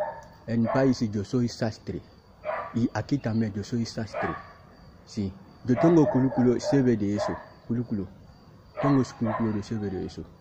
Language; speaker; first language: Spanish; non-native, learner; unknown